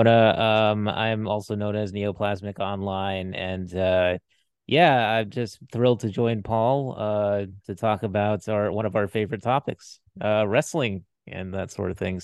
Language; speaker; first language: English; native; English